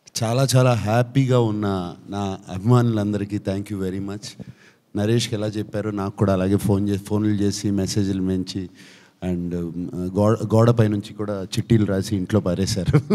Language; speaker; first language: Telugu; native; Telugu